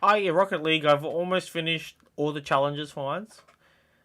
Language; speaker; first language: English; native; English